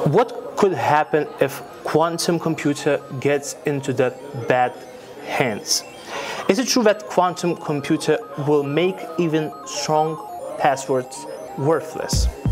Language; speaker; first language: English; non-native, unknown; Lithuanian